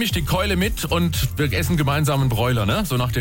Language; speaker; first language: German; native; German